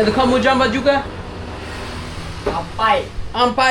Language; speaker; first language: Indonesian; non-native, learner; English